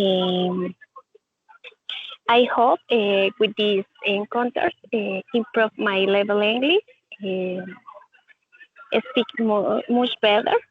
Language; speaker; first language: English; non-native, learner; Spanish